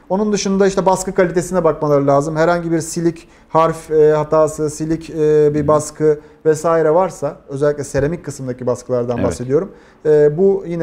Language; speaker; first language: Turkish; native; Turkish